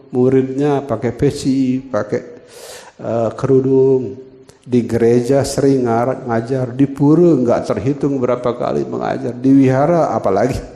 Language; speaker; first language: Indonesian; non-native, local second language; Balinese